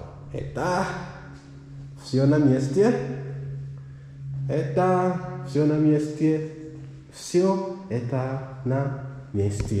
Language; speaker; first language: Russian; non-native, learner; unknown